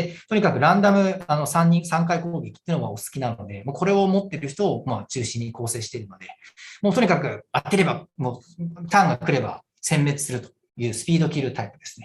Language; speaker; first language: Japanese; native; Japanese